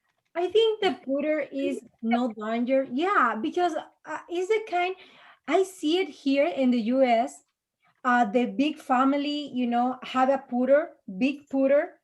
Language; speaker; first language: English; non-native, learner; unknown